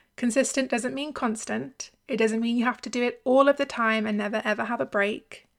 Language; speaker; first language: English; native; English